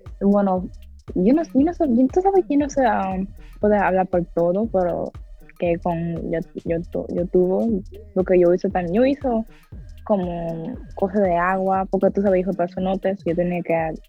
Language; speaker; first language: Spanish; early bilingual, heritage; English